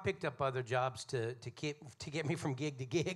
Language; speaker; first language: English; native; English